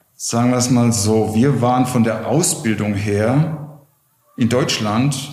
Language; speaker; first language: German; native; German